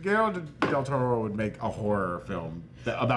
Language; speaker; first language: English; native; English